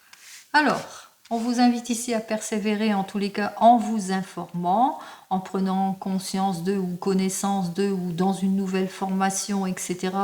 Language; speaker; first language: French; native; French